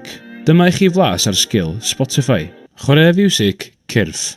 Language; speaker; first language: Welsh; native; Welsh